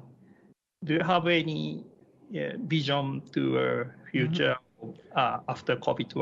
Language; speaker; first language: English; non-native, learner; Japanese